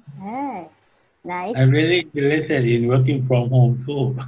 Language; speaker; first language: English; non-native, learner; Thai